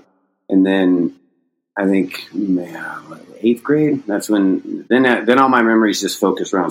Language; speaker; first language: English; native; English